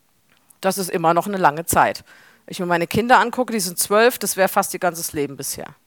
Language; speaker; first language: German; native; German